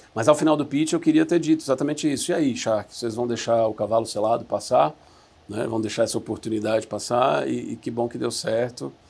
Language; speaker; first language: Portuguese; native; Portuguese